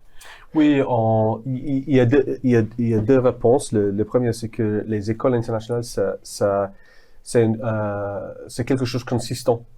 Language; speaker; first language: French; non-native, fluent; English